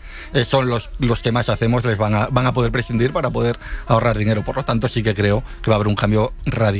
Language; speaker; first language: Spanish; native; Spanish